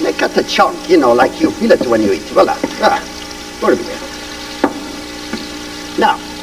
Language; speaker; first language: English; non-native, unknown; Italian